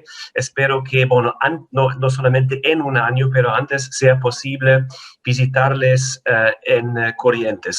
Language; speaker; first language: Spanish; non-native, fluent; German